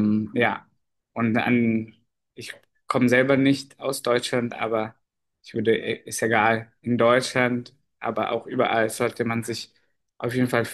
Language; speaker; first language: German; non-native, fluent; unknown